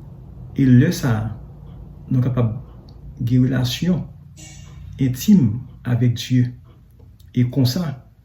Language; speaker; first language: French; non-native, learner; Haitian Creole